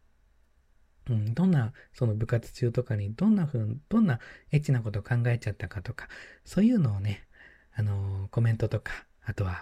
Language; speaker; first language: Japanese; native; Japanese